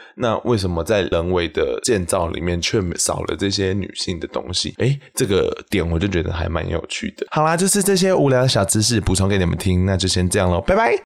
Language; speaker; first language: Chinese; native; Chinese